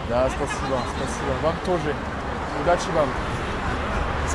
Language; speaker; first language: Russian; non-native, learner; French